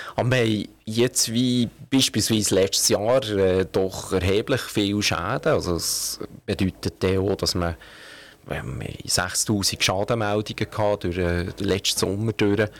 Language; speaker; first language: German; native; German